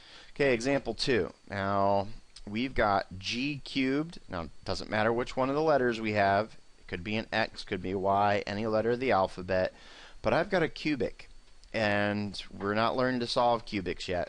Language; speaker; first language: English; native; English